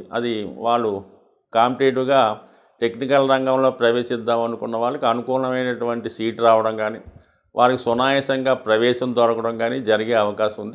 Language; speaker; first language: Telugu; native; Telugu